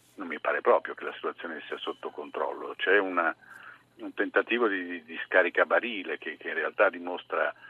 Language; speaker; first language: Italian; native; Italian